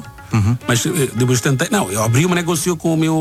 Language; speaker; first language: Portuguese; non-native, learner; Bangla